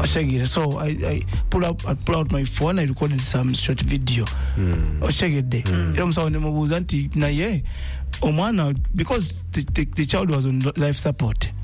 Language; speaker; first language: English; non-native, local second language; Ganda